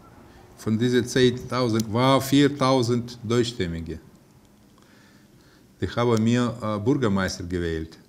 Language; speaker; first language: German; early bilingual, heritage; German